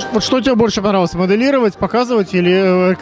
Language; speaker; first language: Russian; native; Russian